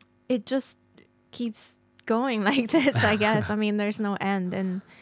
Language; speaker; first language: English; non-native, fluent; Japanese